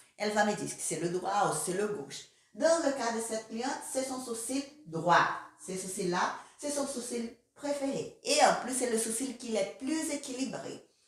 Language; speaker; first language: French; non-native, fluent; Portuguese